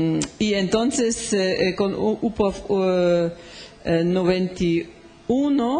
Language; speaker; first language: Spanish; non-native, fluent; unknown